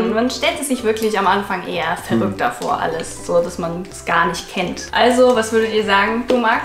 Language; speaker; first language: German; native; German